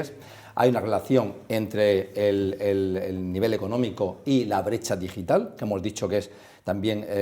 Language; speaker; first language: Spanish; native; Spanish